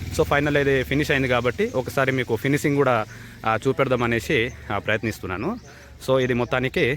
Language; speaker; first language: Telugu; non-native, local second language; Gondi